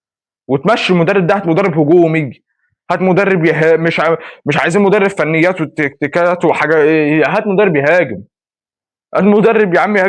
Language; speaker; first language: Arabic; native; Arabic